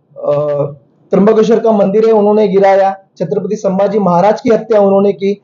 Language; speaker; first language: Hindi; non-native, local second language; Marathi